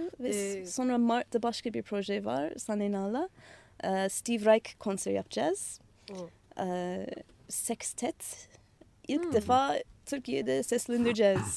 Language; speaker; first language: Turkish; non-native, fluent; English